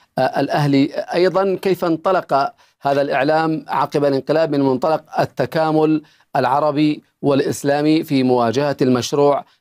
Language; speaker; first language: Arabic; native; Arabic